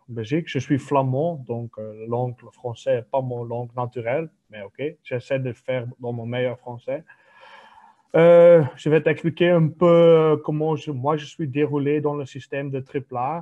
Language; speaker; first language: French; non-native, local second language; Dutch